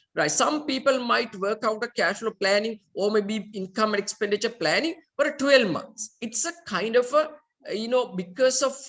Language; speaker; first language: English; non-native, local second language; Sinhala